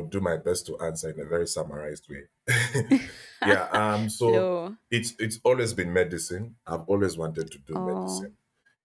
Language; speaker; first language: English; native; English